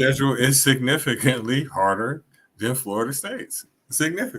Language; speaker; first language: English; native; English